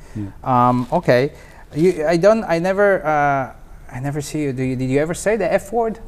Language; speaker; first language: English; non-native, fluent; Hebrew